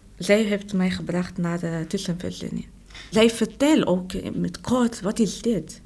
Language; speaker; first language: Dutch; non-native, learner; Arabic